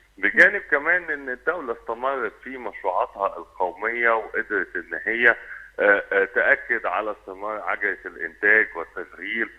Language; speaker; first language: Arabic; native; Arabic